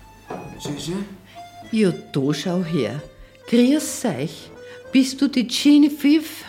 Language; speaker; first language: German; non-native, fluent; French